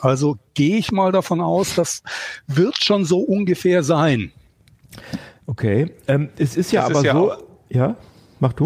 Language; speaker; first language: German; native; German